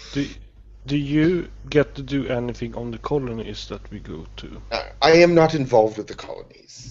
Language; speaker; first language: English; non-native, learner; Swedish